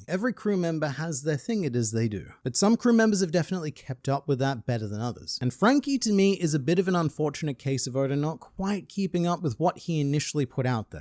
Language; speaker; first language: English; native; English